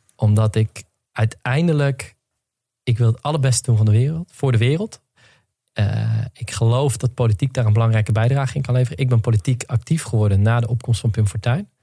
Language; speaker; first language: Dutch; native; Dutch